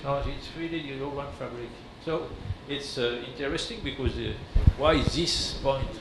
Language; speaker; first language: English; non-native, learner; French